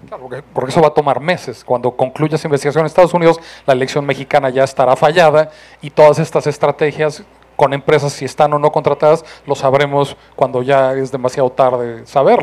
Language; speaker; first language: Spanish; native; Spanish